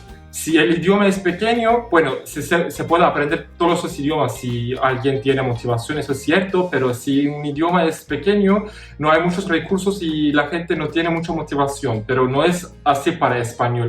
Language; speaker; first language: Spanish; non-native, fluent; Turkish